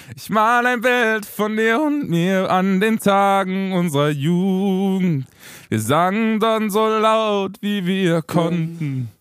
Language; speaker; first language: German; early bilingual, other home language; Romanian